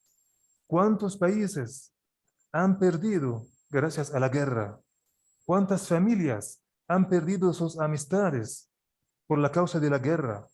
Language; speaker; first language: Spanish; non-native, fluent; Arabic